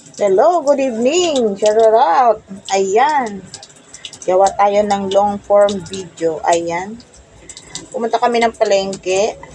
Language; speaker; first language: Filipino; non-native, local second language; Cebuano